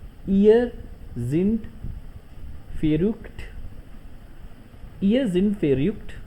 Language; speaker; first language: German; non-native, learner; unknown